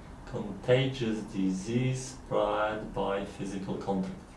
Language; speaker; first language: English; non-native, learner; Polish